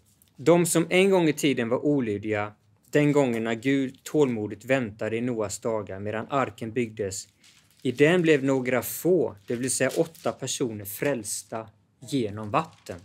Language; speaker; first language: Swedish; native; Swedish